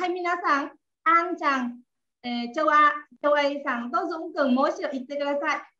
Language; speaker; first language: Japanese; non-native, fluent; Vietnamese